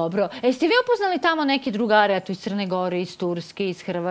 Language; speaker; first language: Croatian; native; Croatian